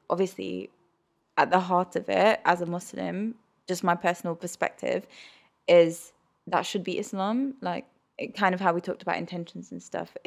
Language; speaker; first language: English; early bilingual, other home language; Urdu